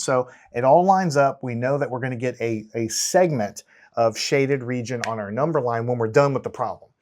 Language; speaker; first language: English; native; English